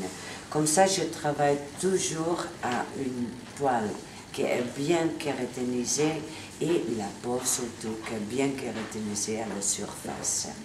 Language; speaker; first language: French; non-native, learner; Italian